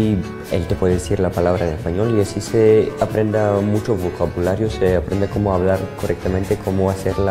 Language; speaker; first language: Spanish; non-native, learner; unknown